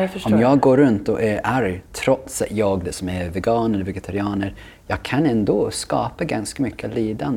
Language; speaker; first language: Swedish; non-native, fluent; English